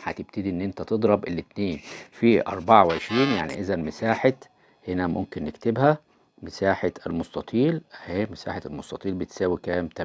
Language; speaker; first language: Arabic; native; Arabic